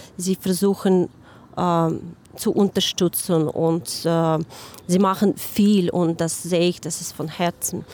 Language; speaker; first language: German; non-native, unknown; Ukrainian